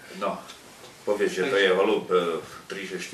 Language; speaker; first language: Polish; non-native, learner; Slovak